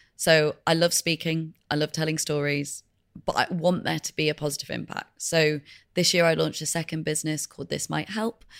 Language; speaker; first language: English; native; English